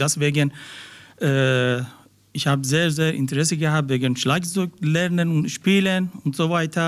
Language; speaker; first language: German; non-native, learner; Persian